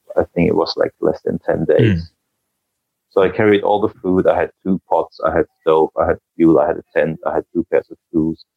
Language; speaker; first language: English; non-native, fluent; German